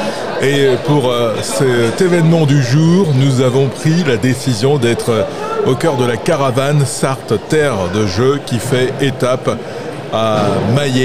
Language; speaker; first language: French; native; French